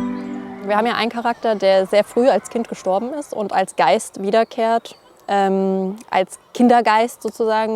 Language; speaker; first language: German; native; German